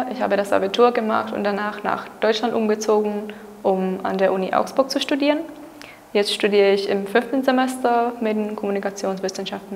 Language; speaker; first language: German; non-native, fluent; Czech